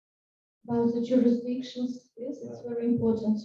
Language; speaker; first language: English; non-native, fluent; Russian